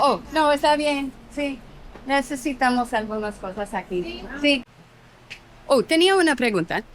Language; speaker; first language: Spanish; non-native, learner; English